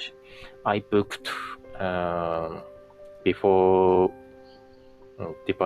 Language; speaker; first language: English; non-native, learner; Japanese